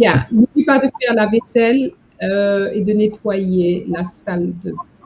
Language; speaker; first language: French; non-native, fluent; English